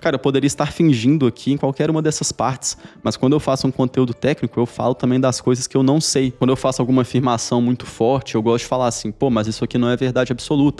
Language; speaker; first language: Portuguese; native; Portuguese